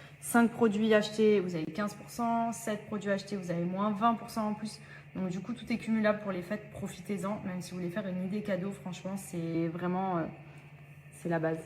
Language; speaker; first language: French; native; French